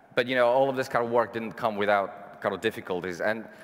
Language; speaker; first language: English; non-native, fluent; Serbian